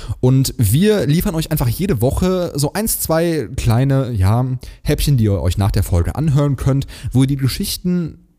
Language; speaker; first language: German; native; German